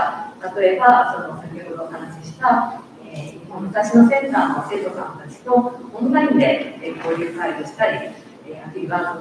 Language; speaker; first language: Japanese; native; Japanese